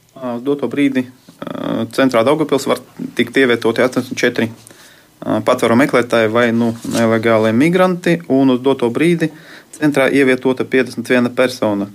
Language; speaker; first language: Latvian; non-native, local second language; Russian